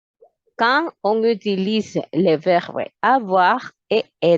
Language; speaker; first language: French; non-native, fluent; Spanish